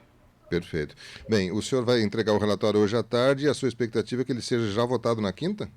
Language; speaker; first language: Portuguese; native; Portuguese